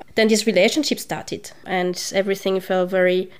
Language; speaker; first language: English; non-native, fluent; French